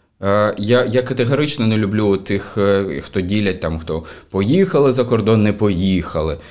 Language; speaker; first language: Ukrainian; non-native, local second language; Russian